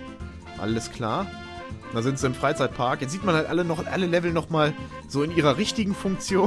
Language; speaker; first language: German; native; German